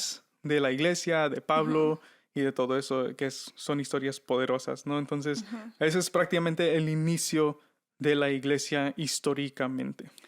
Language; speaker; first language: Spanish; early bilingual, heritage; Spanish